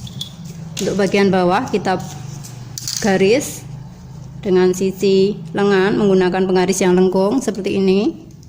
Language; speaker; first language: Indonesian; native; Indonesian